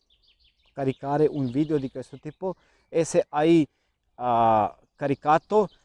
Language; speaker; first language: Italian; non-native, learner; Urdu